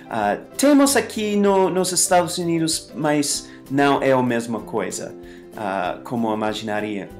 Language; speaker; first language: Portuguese; non-native, fluent; English